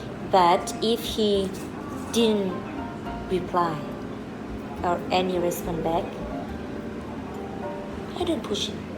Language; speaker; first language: English; non-native, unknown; Northeastern Thai